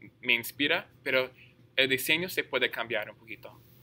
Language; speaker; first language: Spanish; non-native, fluent; English